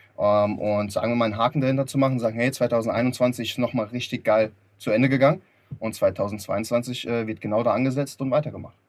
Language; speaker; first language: German; early bilingual, other home language; Lithuanian